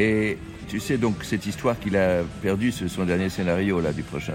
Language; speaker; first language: French; native; French